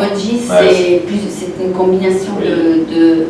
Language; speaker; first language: French; non-native, local second language; Arabic